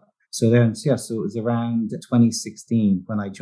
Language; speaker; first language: English; native; English